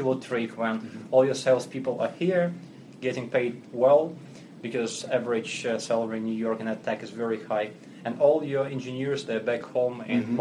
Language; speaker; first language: English; non-native, fluent; Russian